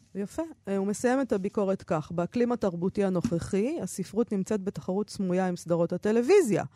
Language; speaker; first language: Hebrew; native; Hebrew